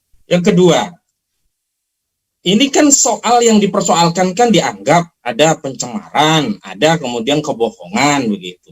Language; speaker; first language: Indonesian; native; Indonesian